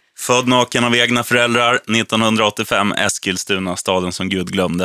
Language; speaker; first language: Swedish; native; Swedish